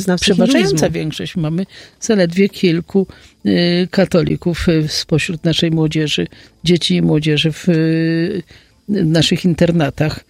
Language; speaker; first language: Polish; native; Polish